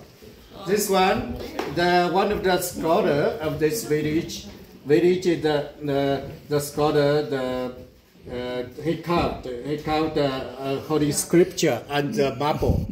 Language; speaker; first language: English; non-native, learner; Chinese